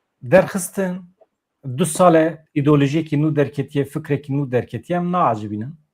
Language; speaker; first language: Kurdish; native; Kurdish